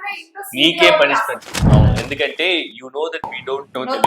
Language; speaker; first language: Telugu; non-native, learner; Tamil